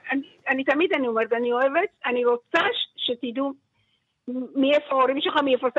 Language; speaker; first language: Hebrew; early bilingual, other home language; Persian